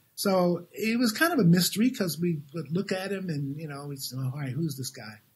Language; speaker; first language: English; native; English